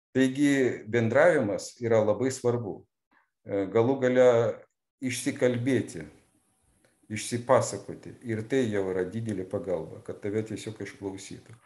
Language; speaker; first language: Lithuanian; non-native, local second language; Russian